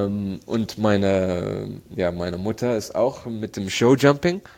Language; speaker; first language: German; non-native, learner; Arabic